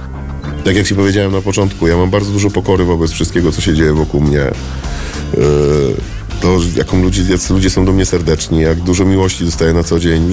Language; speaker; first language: Polish; native; Polish